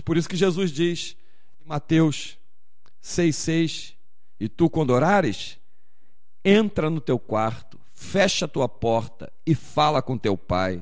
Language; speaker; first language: Portuguese; native; Portuguese